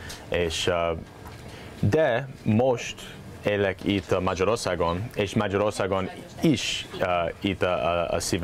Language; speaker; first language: Hungarian; non-native, learner; English